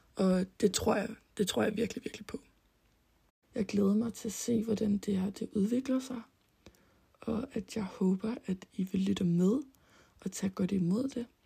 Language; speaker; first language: Danish; early bilingual, heritage; Danish